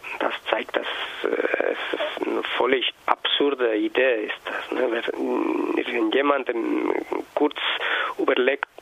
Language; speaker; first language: German; non-native, learner; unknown